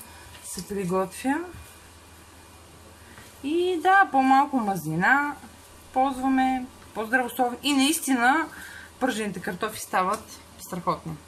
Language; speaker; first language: Bulgarian; native; Bulgarian